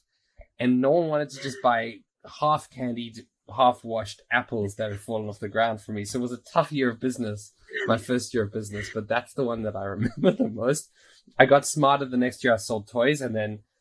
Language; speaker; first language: English; native; English